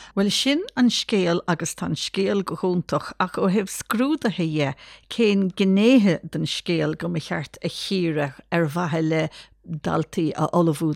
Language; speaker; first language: Irish; native; Irish